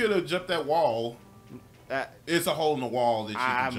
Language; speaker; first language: English; native; English